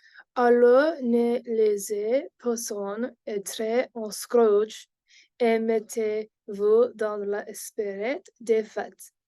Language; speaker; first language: French; non-native, learner; English